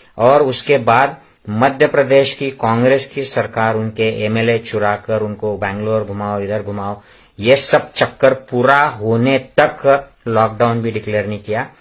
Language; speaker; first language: Hindi; non-native, local second language; Marathi